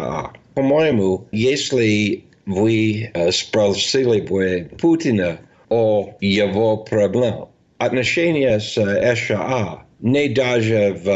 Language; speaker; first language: Russian; non-native, fluent; English